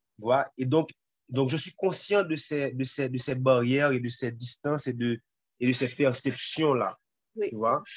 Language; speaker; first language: French; non-native, local second language; Haitian Creole